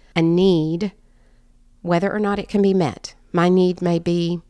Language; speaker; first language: English; native; English